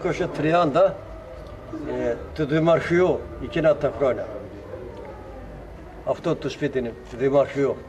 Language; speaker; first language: Greek; early bilingual, heritage; Greek